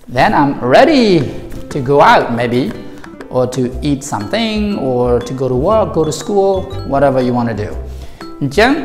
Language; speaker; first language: English; non-native, fluent; Khmer